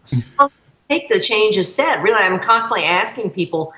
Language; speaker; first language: English; native; English